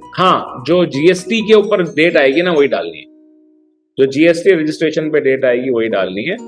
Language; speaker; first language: Hindi; native; Hindi